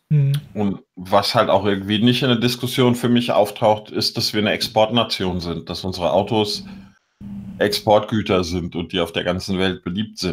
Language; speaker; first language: German; native; German